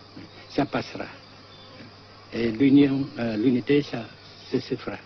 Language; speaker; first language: French; non-native, fluent; Vietnamese